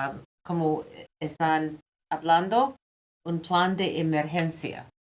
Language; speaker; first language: Spanish; non-native, fluent; English